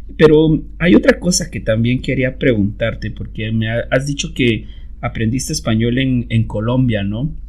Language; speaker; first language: Spanish; native; Spanish